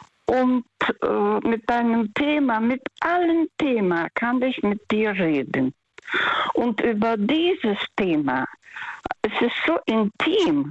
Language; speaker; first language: German; non-native, fluent; Russian